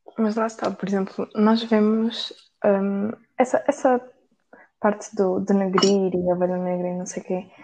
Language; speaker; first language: Portuguese; native; Portuguese